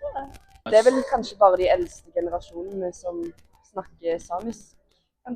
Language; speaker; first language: Norwegian; native; Norwegian